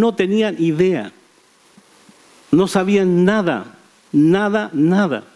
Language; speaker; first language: Spanish; native; Spanish